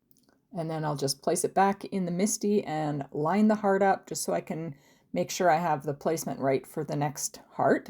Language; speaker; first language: English; native; English